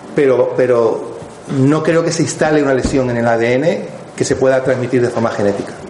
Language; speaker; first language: Spanish; native; Spanish